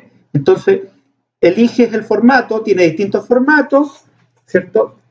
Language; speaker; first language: Spanish; native; Spanish